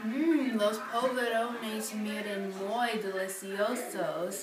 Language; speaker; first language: Spanish; non-native, learner; English